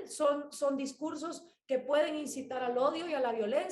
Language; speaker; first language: Spanish; native; Spanish